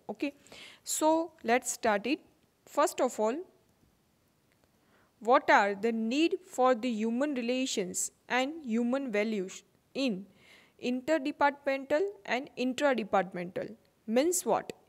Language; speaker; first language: English; non-native, local second language; Gujarati